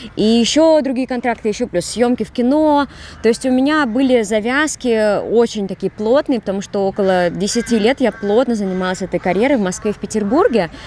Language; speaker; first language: Russian; native; Russian